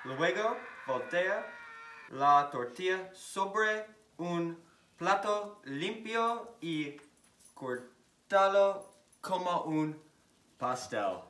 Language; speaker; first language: Spanish; non-native, learner; English